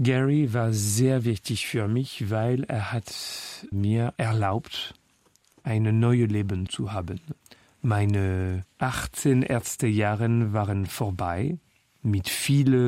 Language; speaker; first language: German; non-native, fluent; French